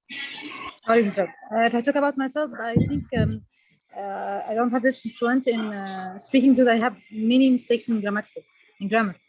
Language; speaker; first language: English; non-native, learner; Arabic